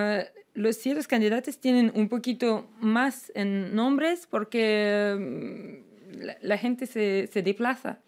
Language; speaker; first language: Spanish; non-native, fluent; Russian